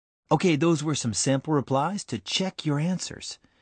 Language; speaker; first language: English; native; English